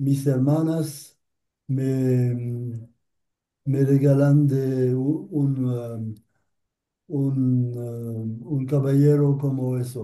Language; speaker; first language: Spanish; non-native, learner; Polish